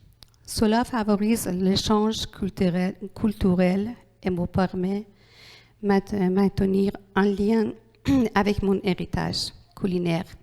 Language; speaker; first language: French; non-native, learner; Persian